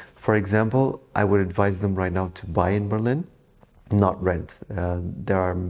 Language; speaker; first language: English; non-native, fluent; Portuguese